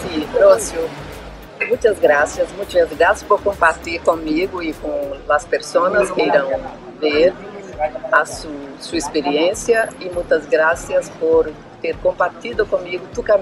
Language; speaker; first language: Spanish; non-native, learner; Portuguese